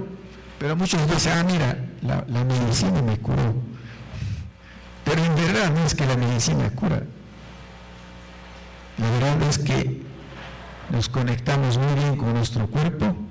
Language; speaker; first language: Spanish; non-native, local second language; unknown